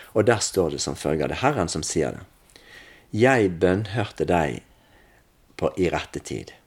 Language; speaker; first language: Norwegian; native; Norwegian